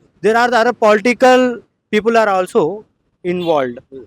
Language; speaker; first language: English; non-native, local second language; Telugu